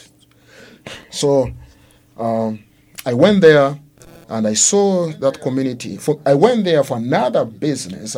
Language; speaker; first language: English; non-native, fluent; Luo (Kenya and Tanzania)